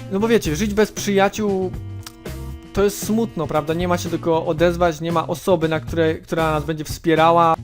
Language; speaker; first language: Polish; native; Polish